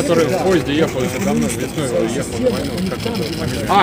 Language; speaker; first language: Russian; native; Russian